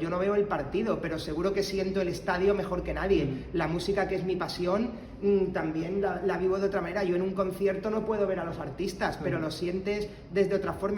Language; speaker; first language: Spanish; native; Spanish